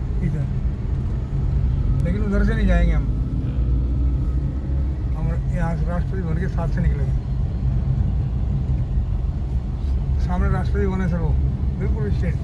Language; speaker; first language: Hindi; native; Hindi